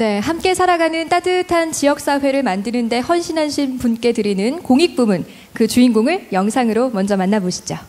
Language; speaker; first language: Korean; native; Korean